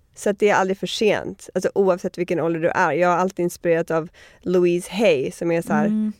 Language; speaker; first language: Swedish; early bilingual, heritage; Swedish